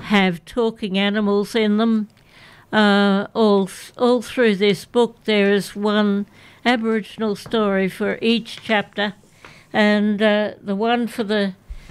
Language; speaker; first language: English; native; English